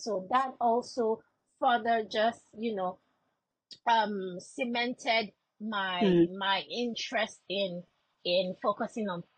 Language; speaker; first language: English; non-native, local second language; Yoruba